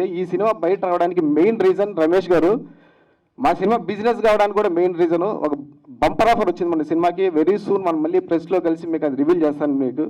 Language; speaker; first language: Telugu; native; Telugu